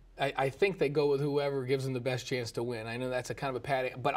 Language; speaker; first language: English; native; English